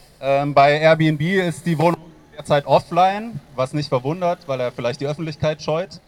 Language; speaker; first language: German; native; German